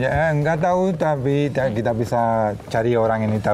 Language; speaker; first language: Indonesian; non-native, learner; Spanish